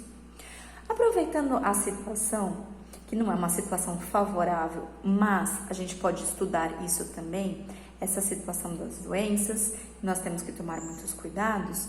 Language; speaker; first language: Portuguese; native; Portuguese